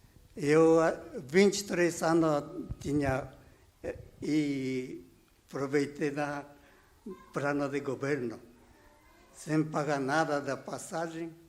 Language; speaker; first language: Portuguese; non-native, learner; Japanese